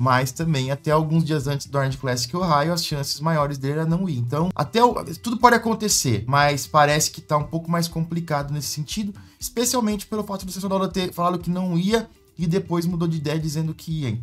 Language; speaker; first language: Portuguese; native; Portuguese